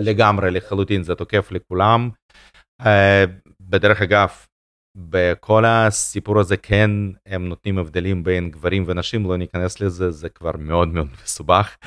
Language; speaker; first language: Hebrew; non-native, fluent; Russian